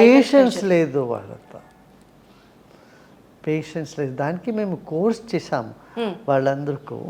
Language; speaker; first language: Telugu; non-native, local second language; Tamil